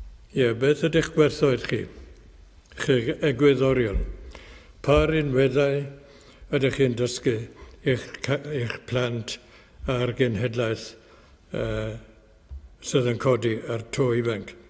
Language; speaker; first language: Welsh; native; Welsh